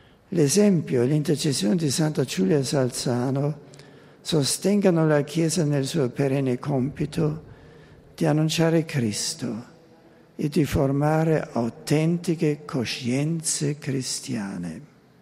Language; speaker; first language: Italian; non-native, fluent; German